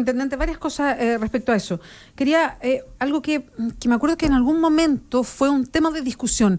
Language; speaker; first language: Spanish; native; Spanish